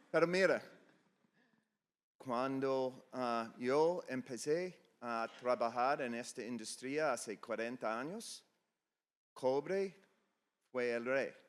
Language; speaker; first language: Spanish; non-native, fluent; English